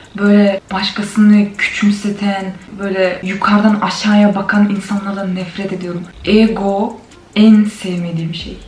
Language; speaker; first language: Turkish; non-native, fluent; Kyrgyz